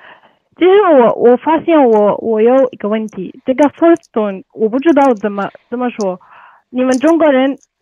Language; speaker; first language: Chinese; non-native, learner; Arabic